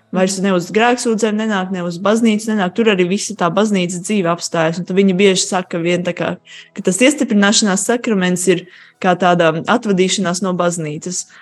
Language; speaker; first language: Latvian; native; Latvian